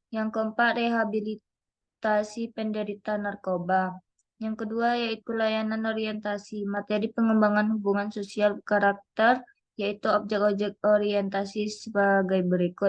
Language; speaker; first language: Indonesian; native; Indonesian